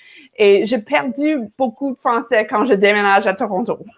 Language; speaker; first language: French; non-native, learner; English